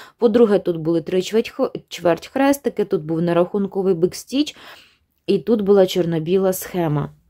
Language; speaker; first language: Ukrainian; non-native, local second language; Russian